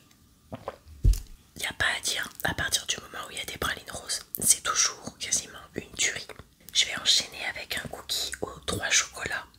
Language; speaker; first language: French; native; French